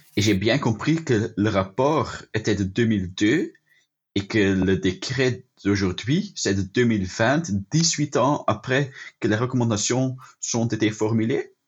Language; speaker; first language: French; non-native, local second language; Dutch